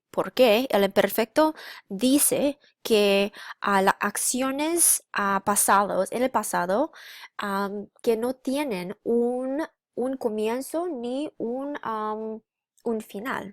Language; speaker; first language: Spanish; non-native, fluent; English